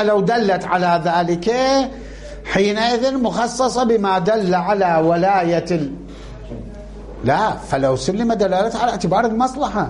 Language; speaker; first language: Arabic; native; Arabic